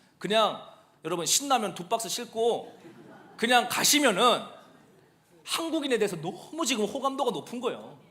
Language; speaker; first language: Korean; native; Korean